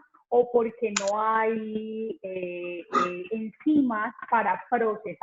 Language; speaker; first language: Spanish; native; Spanish